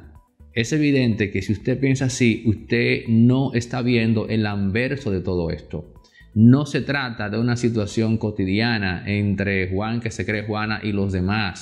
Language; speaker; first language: Spanish; native; Spanish